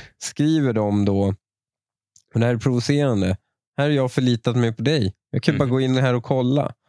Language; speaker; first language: Swedish; native; Swedish